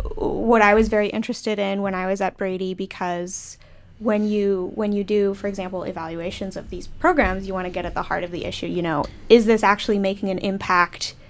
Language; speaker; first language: English; native; English